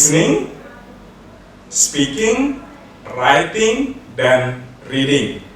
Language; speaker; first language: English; non-native, fluent; Indonesian